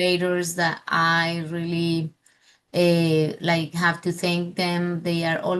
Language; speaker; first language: English; non-native, fluent; Spanish